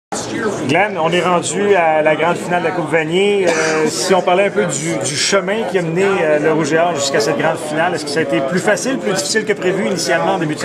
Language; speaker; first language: French; native; French